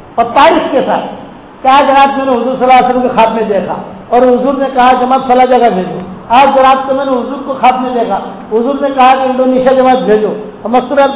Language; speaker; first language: Urdu; non-native, local second language; Gujarati